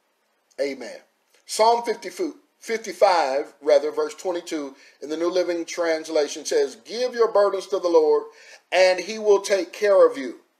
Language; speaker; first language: English; native; English